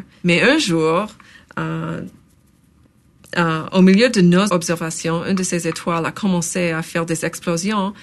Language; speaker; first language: French; non-native, local second language; English